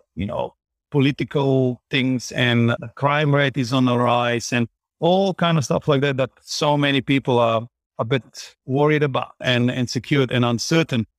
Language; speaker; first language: English; non-native, fluent; Bulgarian